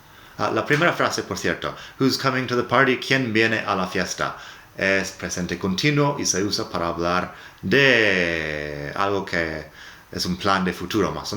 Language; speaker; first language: Spanish; non-native, fluent; English